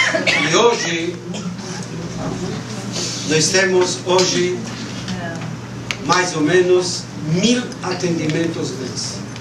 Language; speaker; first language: Portuguese; non-native, fluent; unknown